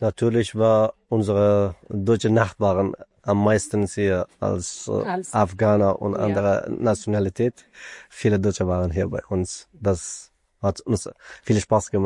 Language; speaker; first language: German; non-native, learner; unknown